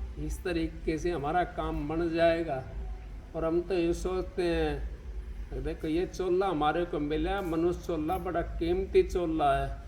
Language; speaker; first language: Hindi; native; Hindi